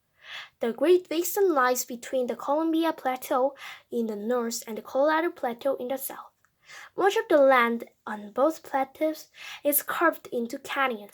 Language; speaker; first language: English; non-native, fluent; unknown